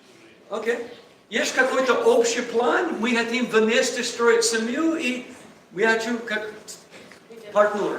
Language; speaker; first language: Russian; non-native, learner; English